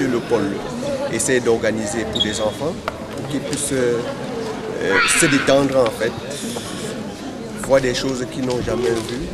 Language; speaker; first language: French; non-native, fluent; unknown